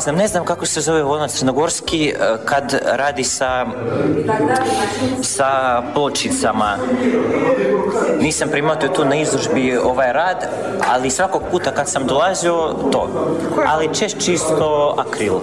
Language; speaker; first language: Serbian; non-native, fluent; Russian